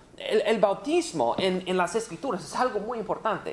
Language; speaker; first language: Spanish; non-native, fluent; English